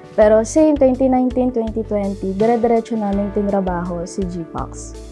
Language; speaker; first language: Filipino; native; Filipino